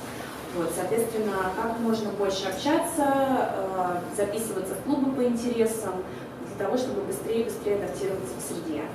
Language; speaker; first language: Russian; native; Russian